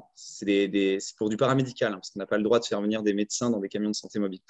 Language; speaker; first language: French; native; French